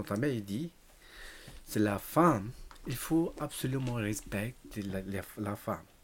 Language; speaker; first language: French; non-native, learner; Tibetan